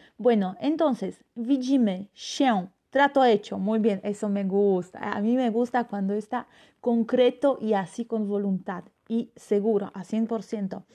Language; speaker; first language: Spanish; non-native, fluent; Polish